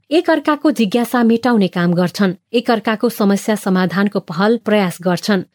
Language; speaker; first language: Nepali; native; Nepali